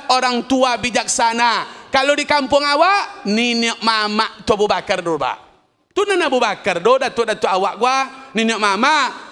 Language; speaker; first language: Malay; native; Malay